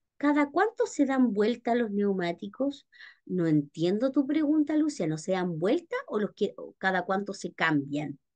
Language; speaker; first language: Spanish; native; Spanish